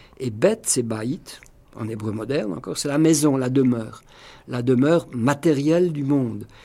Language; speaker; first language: French; non-native, local second language; Swiss German